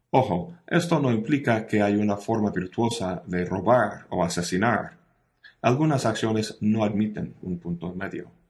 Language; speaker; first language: Spanish; non-native, fluent; English